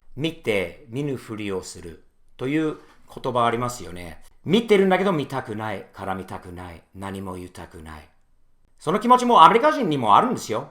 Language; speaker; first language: Japanese; non-native, fluent; English